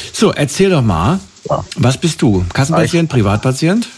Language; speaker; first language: German; native; German